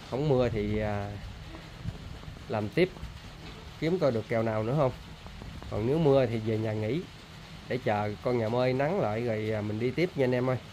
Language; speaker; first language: Vietnamese; native; Vietnamese